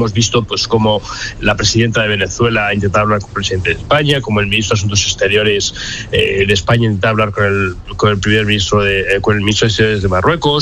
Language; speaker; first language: Spanish; native; Spanish